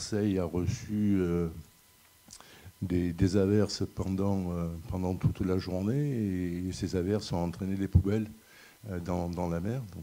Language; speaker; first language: French; native; French